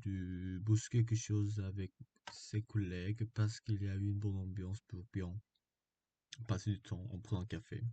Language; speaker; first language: French; non-native, learner; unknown